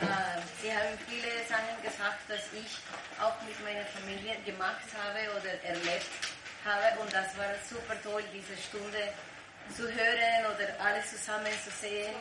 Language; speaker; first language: German; non-native, fluent; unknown